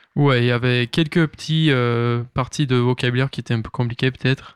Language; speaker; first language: French; native; French